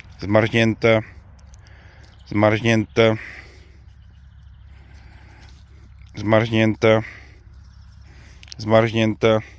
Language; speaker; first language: Polish; native; Polish